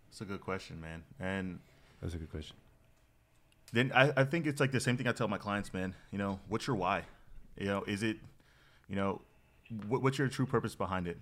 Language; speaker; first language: English; native; English